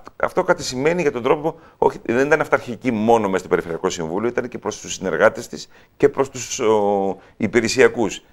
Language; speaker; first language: Greek; native; Greek